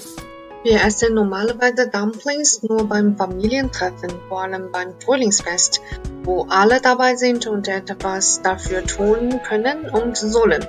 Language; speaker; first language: German; non-native, fluent; Chinese